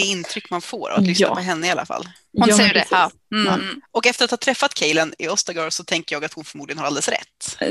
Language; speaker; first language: Swedish; native; Swedish